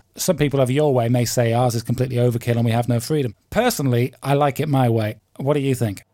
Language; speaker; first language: English; native; English